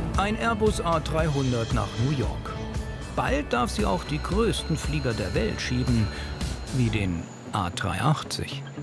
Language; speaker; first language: German; native; German